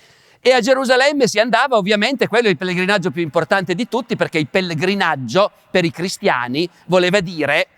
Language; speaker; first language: Italian; native; Italian